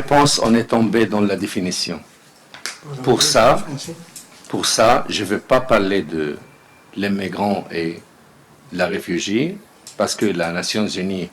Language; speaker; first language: French; non-native, learner; Arabic